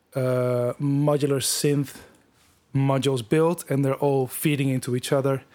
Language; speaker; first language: English; non-native, fluent; Dutch